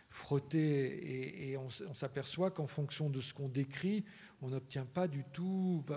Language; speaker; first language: French; early bilingual, heritage; Spanish